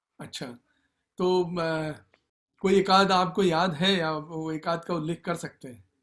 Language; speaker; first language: Hindi; native; Hindi